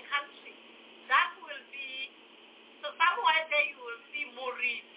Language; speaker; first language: English; non-native, local second language; Southern Sotho